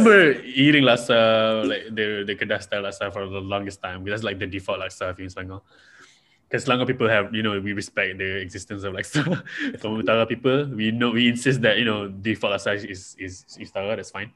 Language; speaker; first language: English; non-native, local second language; Malay